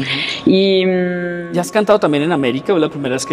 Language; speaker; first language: Spanish; native; Spanish